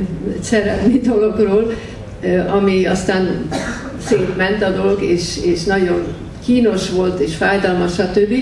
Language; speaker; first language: Hungarian; early bilingual, heritage; Hungarian